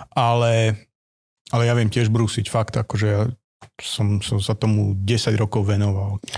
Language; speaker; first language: Slovak; native; Slovak